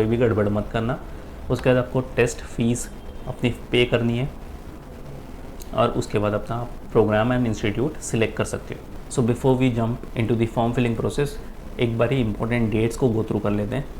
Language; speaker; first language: Hindi; native; Hindi